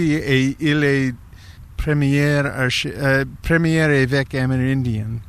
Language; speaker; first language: French; non-native, learner; English